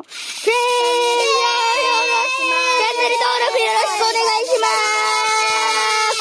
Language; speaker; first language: Japanese; native; Japanese